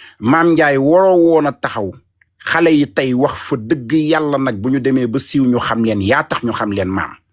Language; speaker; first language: Wolof; native; Wolof